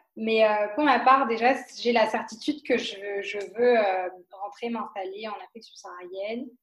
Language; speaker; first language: French; native; French